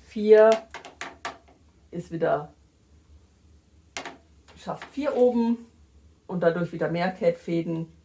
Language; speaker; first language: German; native; German